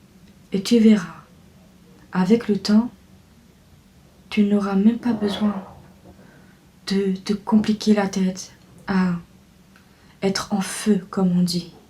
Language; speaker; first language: French; native; French